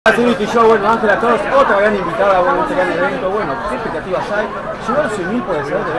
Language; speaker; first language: Spanish; native; Spanish